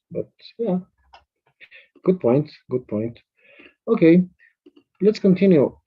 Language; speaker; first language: English; non-native, fluent; Spanish